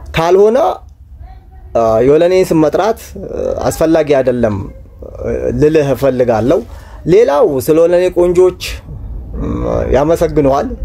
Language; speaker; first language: Amharic; non-native, local second language; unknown